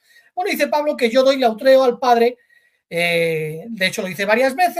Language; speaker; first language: Spanish; native; Spanish